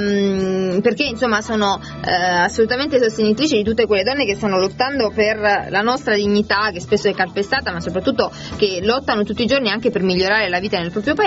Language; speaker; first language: Italian; native; Italian